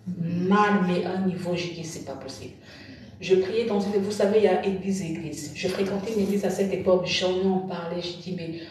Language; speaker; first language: French; non-native, local second language; Lingala